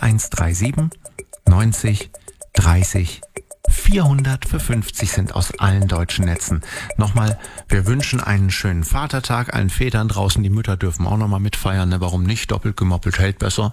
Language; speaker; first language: German; native; German